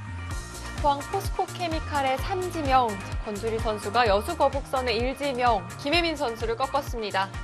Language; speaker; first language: Korean; native; Korean